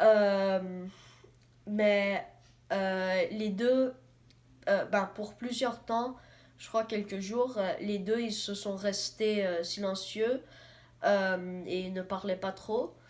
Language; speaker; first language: French; non-native, learner; English